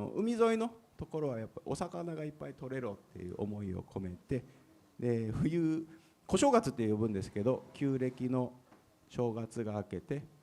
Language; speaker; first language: Japanese; native; Japanese